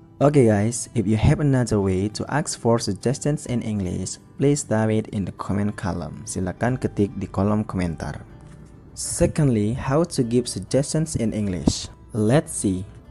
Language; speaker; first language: English; non-native, fluent; Indonesian